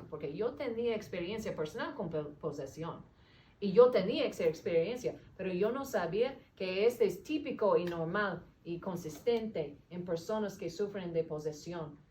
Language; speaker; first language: Spanish; non-native, learner; English